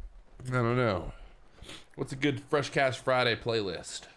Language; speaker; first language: English; native; English